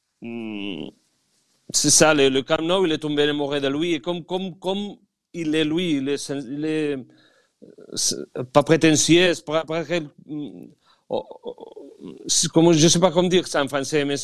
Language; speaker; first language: French; non-native, fluent; Spanish